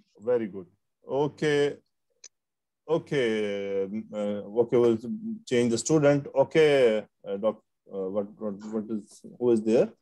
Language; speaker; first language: English; non-native, fluent; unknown